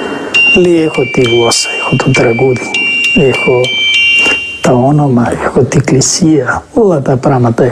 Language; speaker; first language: Greek; non-native, local second language; Macedonian